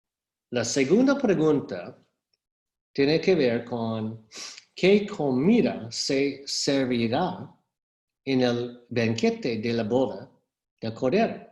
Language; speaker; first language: Spanish; non-native, fluent; English